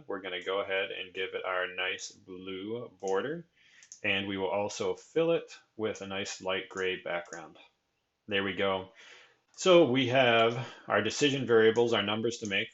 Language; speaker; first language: English; native; English